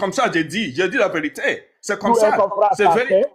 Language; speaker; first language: French; non-native, learner; Igbo